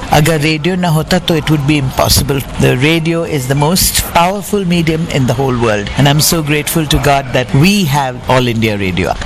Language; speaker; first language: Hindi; non-native, local second language; Tamil